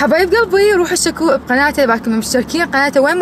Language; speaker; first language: Arabic; native; Arabic